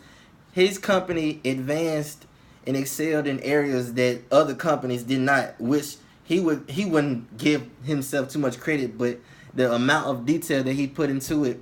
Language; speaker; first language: English; native; English